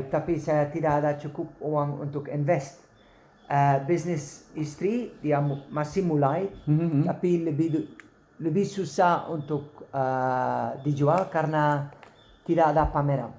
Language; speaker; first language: Indonesian; non-native, learner; Dutch